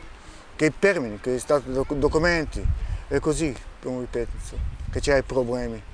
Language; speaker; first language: Italian; non-native, learner; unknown